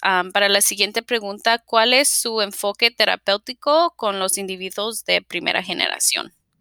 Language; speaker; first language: Spanish; early bilingual, heritage; Spanish